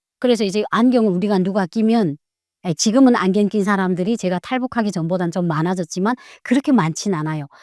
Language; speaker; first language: Korean; native; Korean